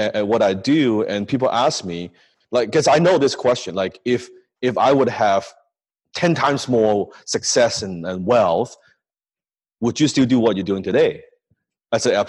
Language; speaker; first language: English; non-native, local second language; Cantonese